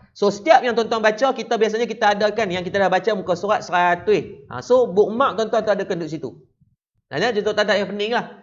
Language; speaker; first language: Malay; native; Malay